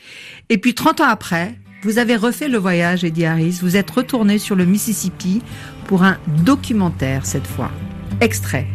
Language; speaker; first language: French; native; French